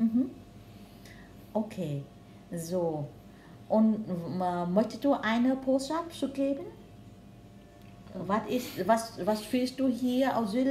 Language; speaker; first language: German; non-native, learner; Vietnamese